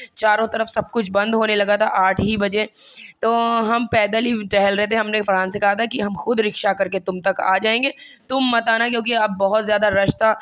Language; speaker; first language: Hindi; native; Hindi